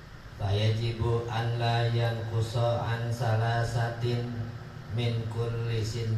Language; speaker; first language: Arabic; non-native, learner; Indonesian